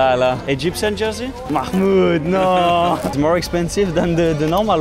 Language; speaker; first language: English; non-native, learner; French